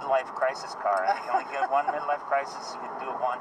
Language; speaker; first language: English; native; English